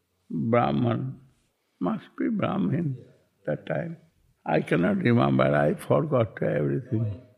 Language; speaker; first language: English; non-native, local second language; Bangla